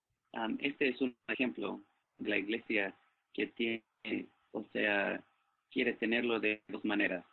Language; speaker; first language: Spanish; non-native, fluent; English